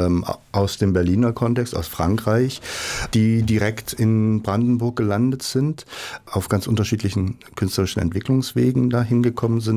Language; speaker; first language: German; native; German